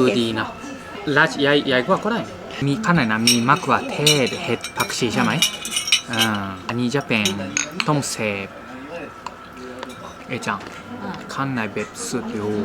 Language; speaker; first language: Thai; non-native, learner; Japanese